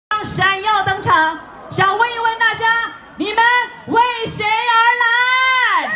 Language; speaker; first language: Chinese; native; Chinese